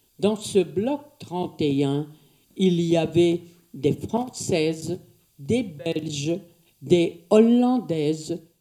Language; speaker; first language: French; native; French